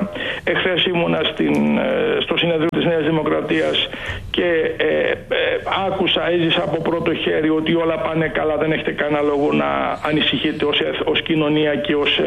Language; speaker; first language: Greek; native; Greek